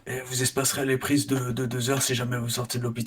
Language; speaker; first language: French; native; French